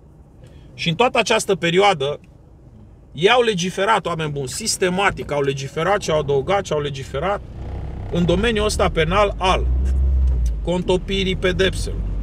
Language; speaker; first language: Romanian; native; Romanian